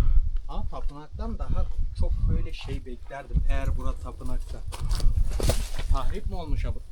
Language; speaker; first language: Turkish; native; Turkish